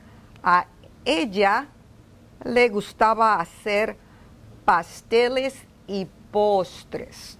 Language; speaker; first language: Spanish; non-native, fluent; English